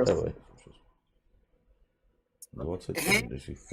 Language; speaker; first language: Russian; native; Russian